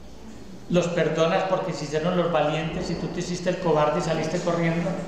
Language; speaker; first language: Spanish; native; Spanish